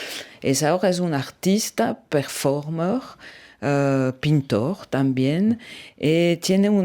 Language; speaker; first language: Spanish; non-native, fluent; French